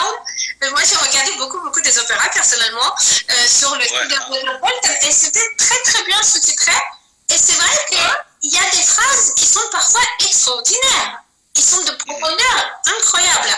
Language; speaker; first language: French; non-native, fluent; Azerbaijani